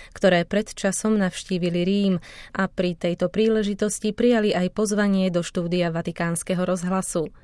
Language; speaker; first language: Slovak; native; Slovak